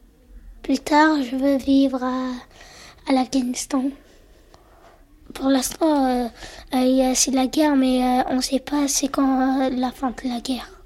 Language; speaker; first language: French; early bilingual, other home language; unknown